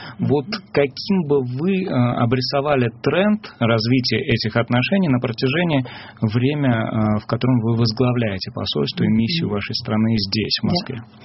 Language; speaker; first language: Russian; native; Russian